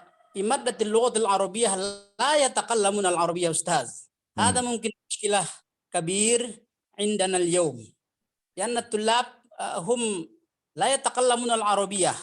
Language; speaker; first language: Arabic; non-native, fluent; Indonesian